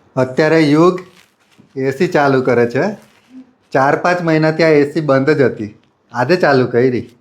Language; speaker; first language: Gujarati; native; Gujarati